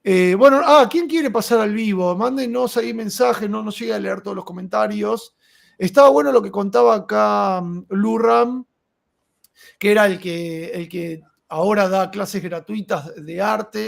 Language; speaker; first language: Spanish; native; Spanish